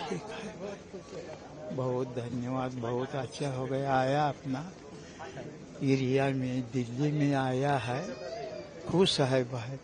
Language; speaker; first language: Hindi; non-native, local second language; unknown